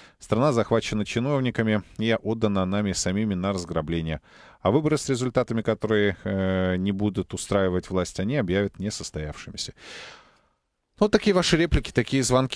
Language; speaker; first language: Russian; native; Russian